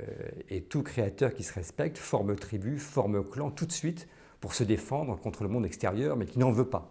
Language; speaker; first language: French; native; French